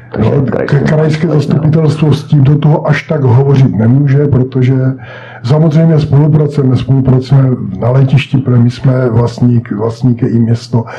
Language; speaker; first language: Czech; native; Czech